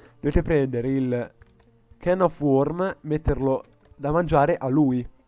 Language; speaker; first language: Italian; native; Italian